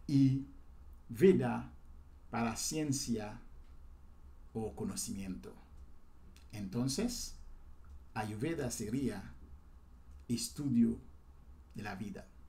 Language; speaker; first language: Spanish; non-native, fluent; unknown